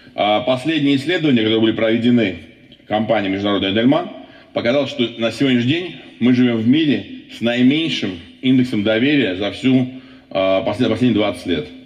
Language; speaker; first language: Russian; non-native, local second language; Armenian